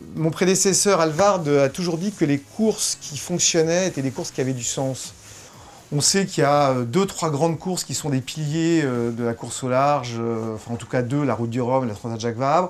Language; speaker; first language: French; native; French